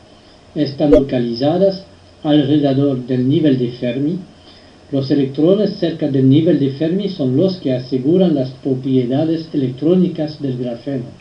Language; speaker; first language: Spanish; non-native, fluent; French